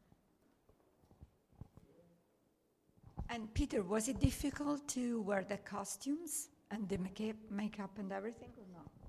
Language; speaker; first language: English; non-native, fluent; Italian